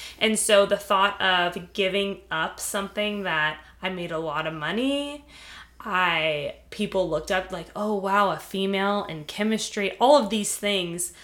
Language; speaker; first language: English; native; English